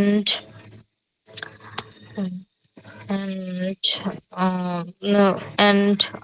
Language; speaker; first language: English; non-native, learner; Bangla